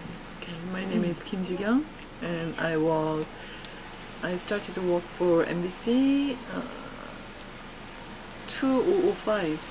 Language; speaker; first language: English; non-native, learner; Korean